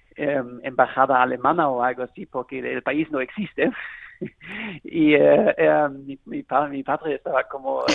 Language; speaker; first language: Spanish; non-native, fluent; German